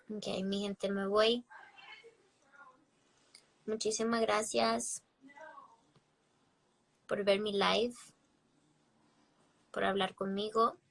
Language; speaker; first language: Spanish; early bilingual, heritage; English